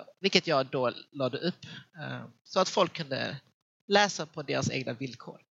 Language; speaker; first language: Swedish; early bilingual, other home language; Vietnamese